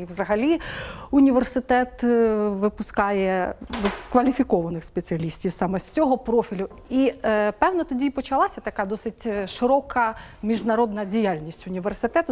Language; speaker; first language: Ukrainian; native; Ukrainian